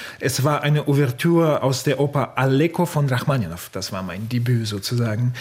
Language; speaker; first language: German; non-native, fluent; Russian